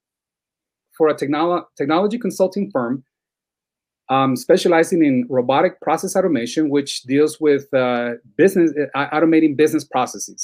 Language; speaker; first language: English; non-native, fluent; Spanish